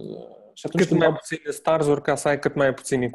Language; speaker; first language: Romanian; native; Romanian